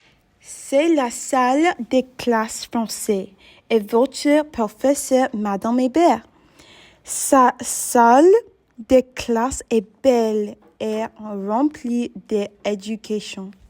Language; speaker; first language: French; non-native, learner; English